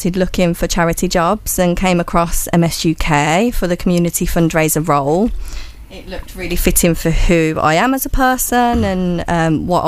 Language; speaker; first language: English; native; English